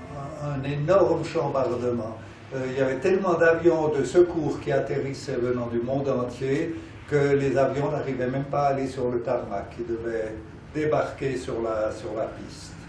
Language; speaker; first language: French; native; French